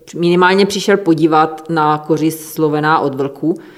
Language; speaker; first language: Czech; non-native, fluent; Italian